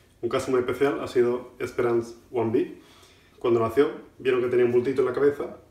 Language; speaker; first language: Spanish; native; Spanish